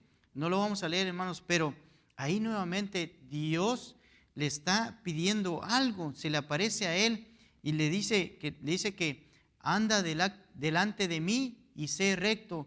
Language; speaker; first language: Spanish; native; Spanish